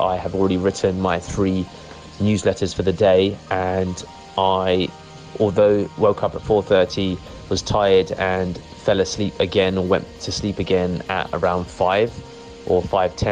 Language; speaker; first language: English; native; English